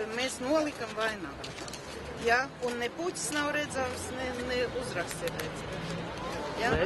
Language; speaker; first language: Latvian; non-native, local second language; Russian